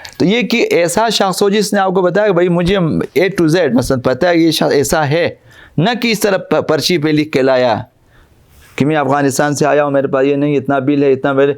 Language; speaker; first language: Urdu; non-native, local second language; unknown